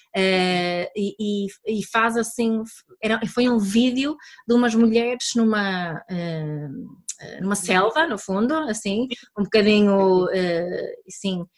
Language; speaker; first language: Portuguese; early bilingual, other home language; Swedish